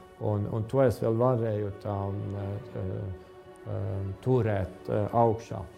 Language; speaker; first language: Latvian; non-native, fluent; Estonian